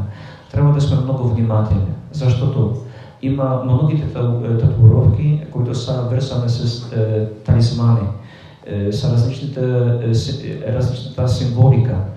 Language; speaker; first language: Bulgarian; non-native, fluent; Polish